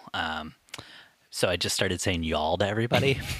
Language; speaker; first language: English; native; English